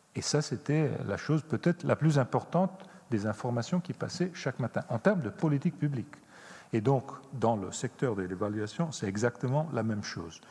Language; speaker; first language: French; non-native, fluent; Italian